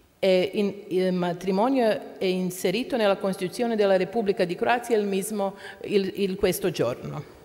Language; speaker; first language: Italian; non-native, learner; Croatian